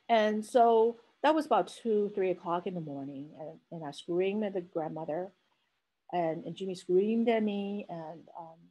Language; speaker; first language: English; non-native, fluent; Chinese